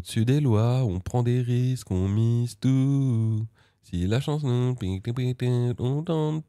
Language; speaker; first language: French; native; French